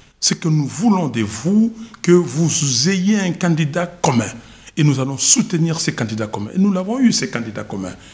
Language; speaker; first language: French; non-native, local second language; Lingala